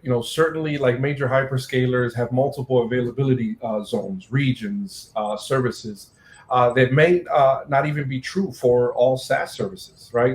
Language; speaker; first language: English; native; English